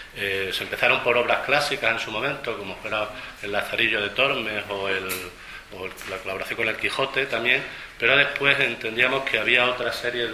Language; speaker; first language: Spanish; native; Spanish